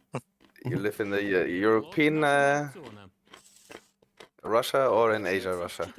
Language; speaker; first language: English; non-native, fluent; German